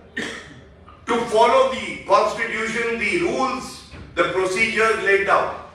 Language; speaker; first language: English; non-native, local second language; Hindi